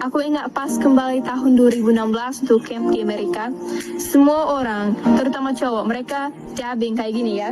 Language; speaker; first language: Indonesian; early bilingual, other home language; English